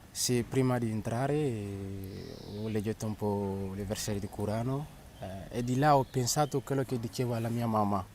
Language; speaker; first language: Italian; non-native, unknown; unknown